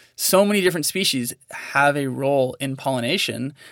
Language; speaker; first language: English; native; English